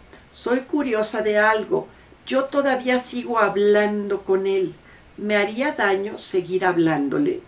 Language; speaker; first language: Spanish; native; Spanish